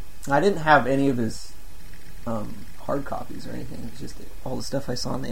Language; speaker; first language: English; native; English